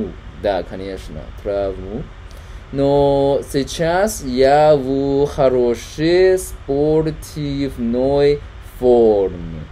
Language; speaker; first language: Russian; non-native, learner; Chinese